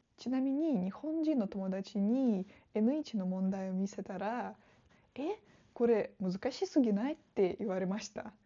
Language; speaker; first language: Japanese; non-native, fluent; Russian